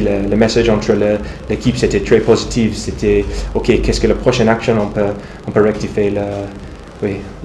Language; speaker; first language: French; non-native, fluent; English